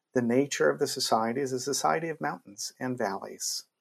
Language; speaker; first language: English; native; English